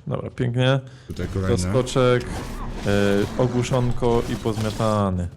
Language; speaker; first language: Polish; native; Polish